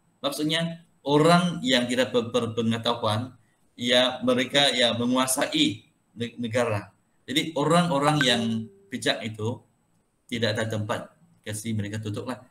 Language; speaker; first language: Malay; non-native, local second language; Chinese